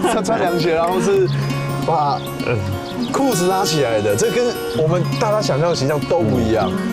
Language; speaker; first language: Chinese; native; Chinese